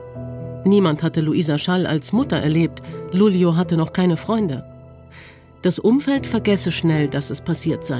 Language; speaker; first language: German; native; German